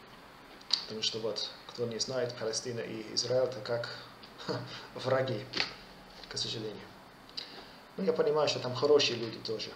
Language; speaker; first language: Russian; non-native, fluent; English